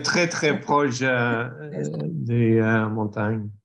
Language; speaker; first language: French; non-native, learner; English